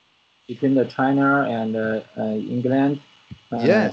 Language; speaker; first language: English; non-native, learner; Chinese